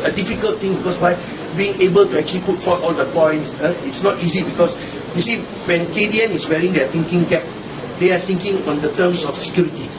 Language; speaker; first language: English; non-native, local second language; Malay